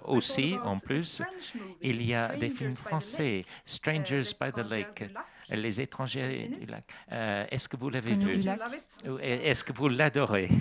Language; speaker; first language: French; non-native, fluent; Swedish